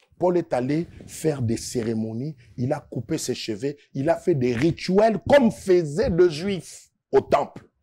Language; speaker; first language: French; non-native, local second language; Lingala